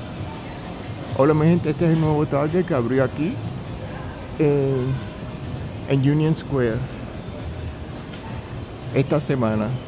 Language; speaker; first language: Spanish; early bilingual, heritage; Spanish